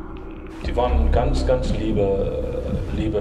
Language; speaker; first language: German; non-native, fluent; English